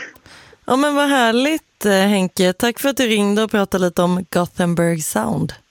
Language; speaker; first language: Swedish; native; Swedish